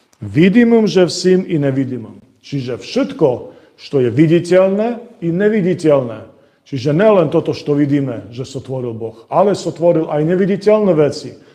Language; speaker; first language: Slovak; non-native, local second language; Rusyn